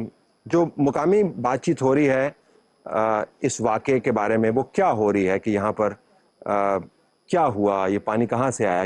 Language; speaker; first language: Urdu; native; Urdu